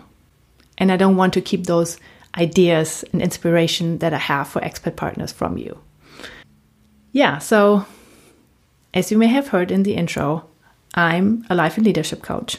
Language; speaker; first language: English; non-native, fluent; German